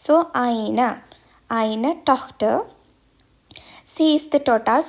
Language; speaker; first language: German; non-native, fluent; Malayalam